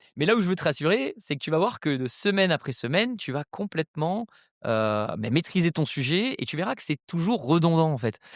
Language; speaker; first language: French; native; French